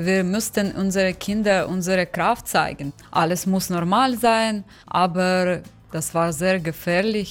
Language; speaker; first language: German; non-native, learner; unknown